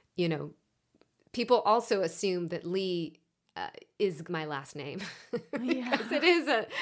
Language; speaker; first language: English; non-native, fluent; Hebrew